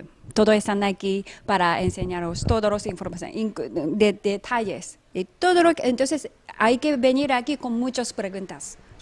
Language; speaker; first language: Spanish; non-native, fluent; Japanese